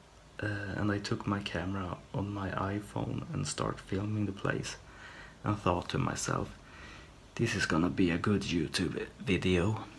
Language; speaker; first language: English; non-native, fluent; Swedish